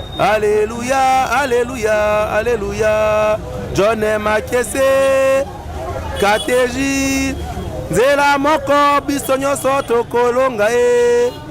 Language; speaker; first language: Lingala; native; Lingala